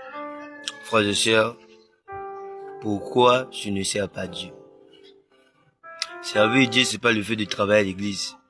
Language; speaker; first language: French; non-native, local second language; Lingala